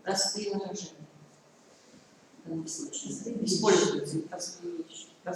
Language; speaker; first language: Russian; non-native, learner; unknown